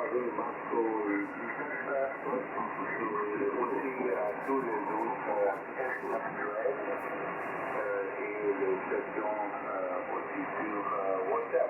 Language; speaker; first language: French; non-native, fluent; German